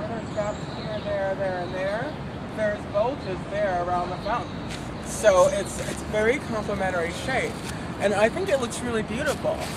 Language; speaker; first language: English; native; English